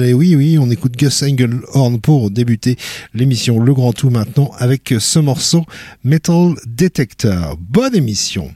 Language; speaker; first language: French; native; French